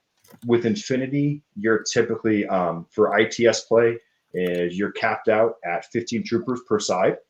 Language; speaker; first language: English; native; English